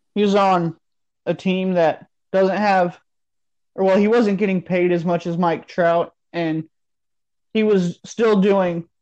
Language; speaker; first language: English; native; English